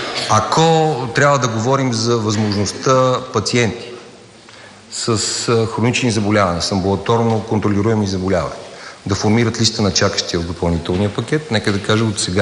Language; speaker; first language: Bulgarian; native; Bulgarian